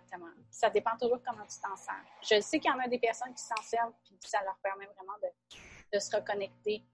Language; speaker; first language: French; native; French